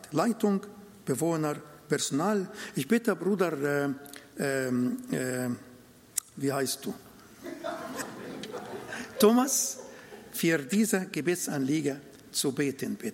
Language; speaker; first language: German; non-native, learner; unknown